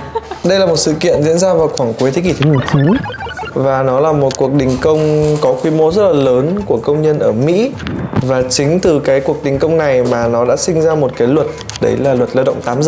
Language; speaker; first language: Vietnamese; native; Vietnamese